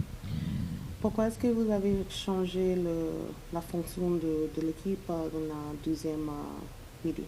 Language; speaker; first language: French; non-native, learner; Spanish